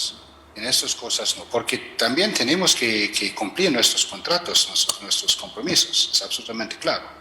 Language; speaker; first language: Spanish; non-native, fluent; German